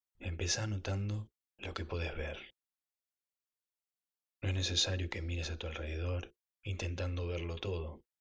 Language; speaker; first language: Spanish; native; Spanish